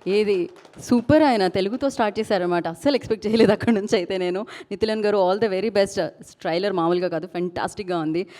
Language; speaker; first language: Telugu; native; Telugu